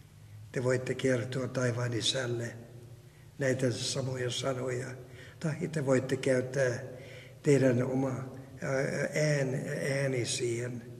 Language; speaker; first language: Finnish; non-native, fluent; Russian